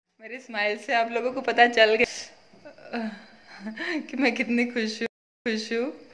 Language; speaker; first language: Hindi; non-native, local second language; Marathi